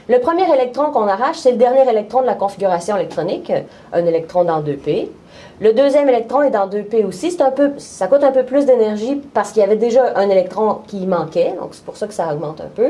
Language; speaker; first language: French; native; French